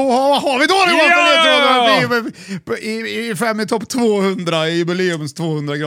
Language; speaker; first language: Swedish; native; Swedish